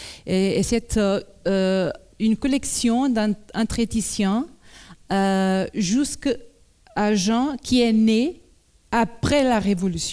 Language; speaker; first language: French; non-native, learner; Portuguese